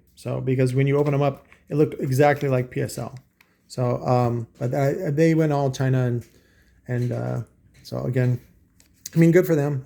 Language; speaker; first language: English; native; English